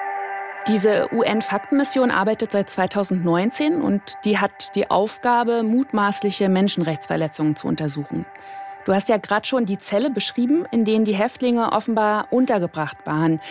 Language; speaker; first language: German; native; German